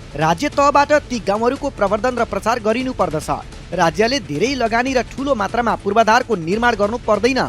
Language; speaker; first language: Nepali; native; Nepali